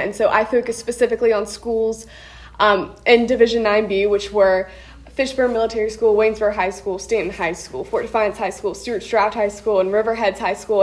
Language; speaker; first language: English; native; English